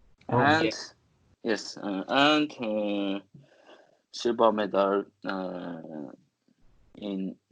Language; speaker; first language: English; non-native, learner; Japanese